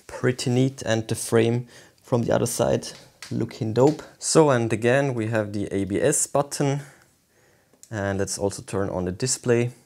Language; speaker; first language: English; non-native, fluent; German